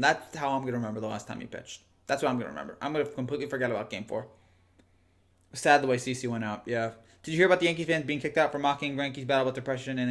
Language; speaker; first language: English; native; English